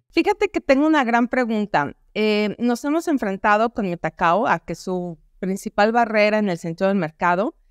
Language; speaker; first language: Spanish; native; Spanish